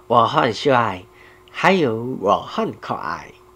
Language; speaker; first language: Chinese; non-native, learner; Korean